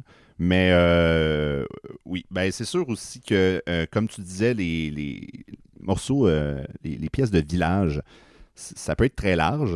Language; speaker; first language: French; native; French